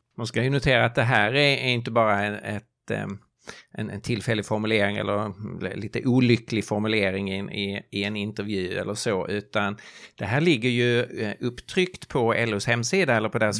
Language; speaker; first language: Swedish; native; Swedish